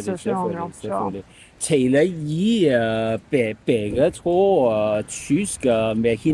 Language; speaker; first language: Danish; non-native, learner; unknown